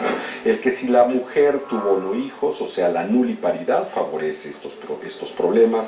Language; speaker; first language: Spanish; native; Spanish